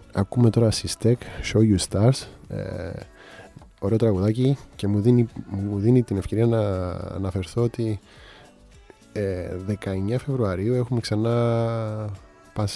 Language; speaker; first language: Greek; native; Greek